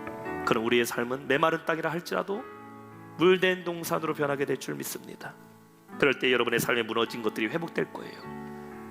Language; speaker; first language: Korean; native; Korean